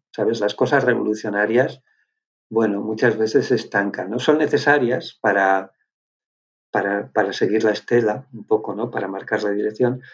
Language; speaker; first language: Spanish; native; Spanish